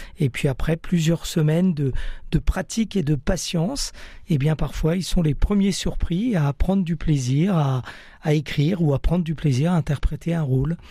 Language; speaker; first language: French; early bilingual, other home language; Italian